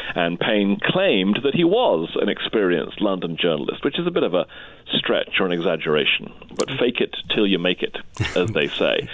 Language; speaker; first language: English; native; English